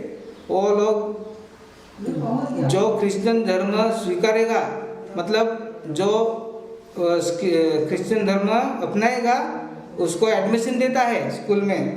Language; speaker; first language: Hindi; non-native, local second language; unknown